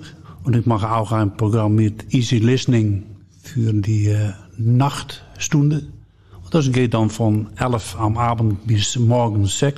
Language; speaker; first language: German; non-native, learner; Dutch